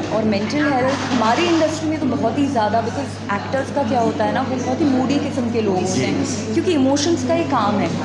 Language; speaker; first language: Hindi; non-native, local second language; Bangla